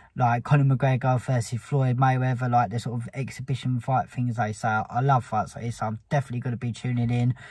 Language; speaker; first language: English; native; English